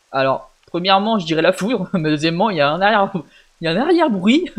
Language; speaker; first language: French; native; French